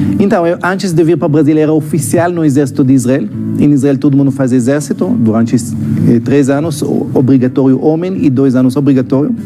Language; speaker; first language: Portuguese; non-native, fluent; Hebrew